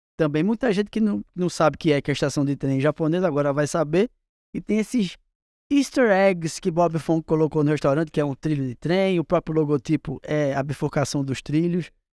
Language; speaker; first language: Portuguese; native; Portuguese